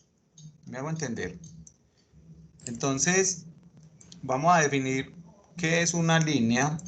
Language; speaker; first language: Spanish; native; Spanish